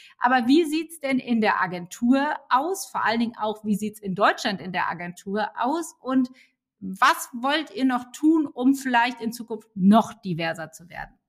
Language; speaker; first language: German; native; German